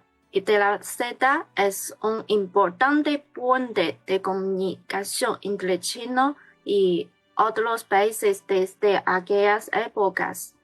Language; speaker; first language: Spanish; non-native, learner; Chinese